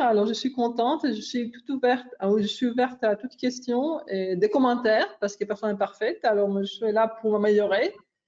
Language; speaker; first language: French; non-native, fluent; Greek